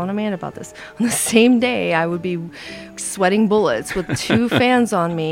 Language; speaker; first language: English; native; English